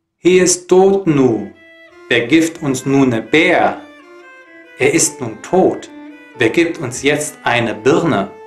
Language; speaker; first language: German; native; German